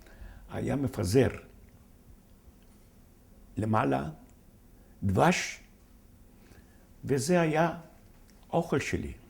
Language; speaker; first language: Hebrew; non-native, fluent; Ladino